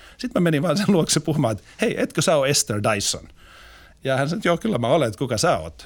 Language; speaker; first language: Finnish; non-native, local second language; Swedish